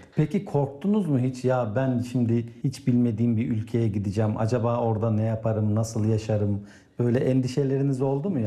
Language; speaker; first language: Turkish; native; Turkish